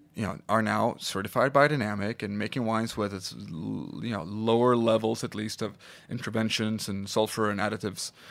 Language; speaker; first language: English; non-native, fluent; Swedish